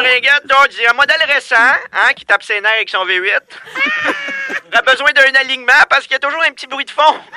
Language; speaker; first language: French; native; French